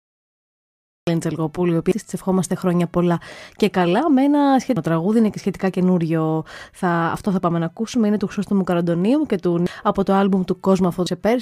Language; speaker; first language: Greek; native; Greek